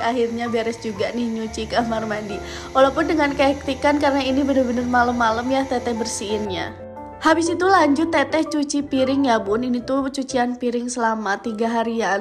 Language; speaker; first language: Indonesian; non-native, local second language; Sundanese